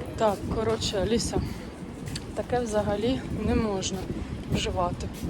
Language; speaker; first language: Ukrainian; non-native, local second language; Russian